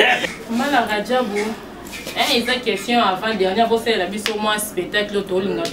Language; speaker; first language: French; non-native, local second language; Lingala